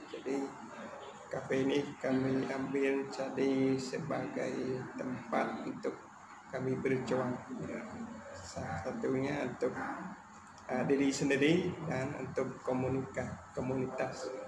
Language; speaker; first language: Indonesian; non-native, fluent; Khmer